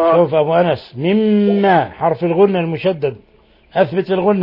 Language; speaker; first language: Arabic; native; Arabic